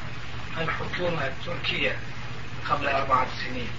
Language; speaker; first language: Arabic; non-native, fluent; Turkish